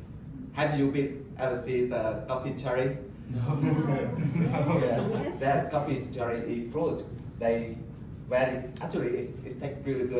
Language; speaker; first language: English; non-native, learner; Vietnamese